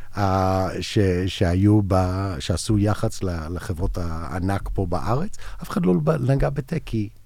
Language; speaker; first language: Hebrew; non-native, fluent; English